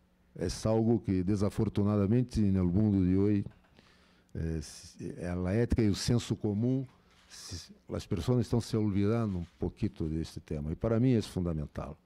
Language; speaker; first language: Spanish; non-native, fluent; Portuguese